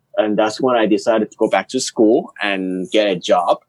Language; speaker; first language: English; early bilingual, other home language; Cantonese